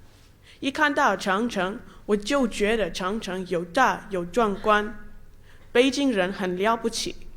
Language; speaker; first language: Chinese; non-native, fluent; English